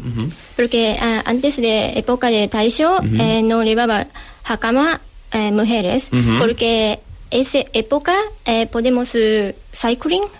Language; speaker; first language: Spanish; non-native, learner; Japanese